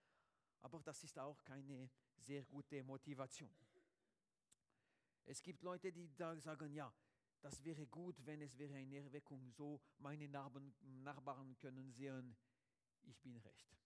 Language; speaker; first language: German; non-native, learner; French